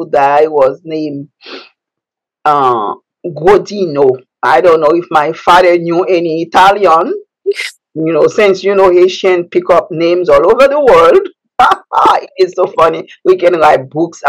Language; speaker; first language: English; non-native, fluent; Haitian Creole